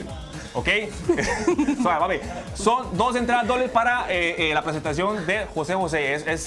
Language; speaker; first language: Spanish; native; Spanish